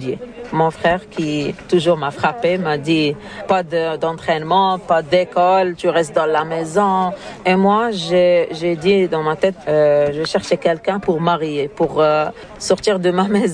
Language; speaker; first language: French; non-native, learner; Arabic